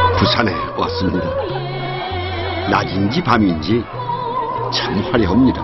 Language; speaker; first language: Korean; native; Korean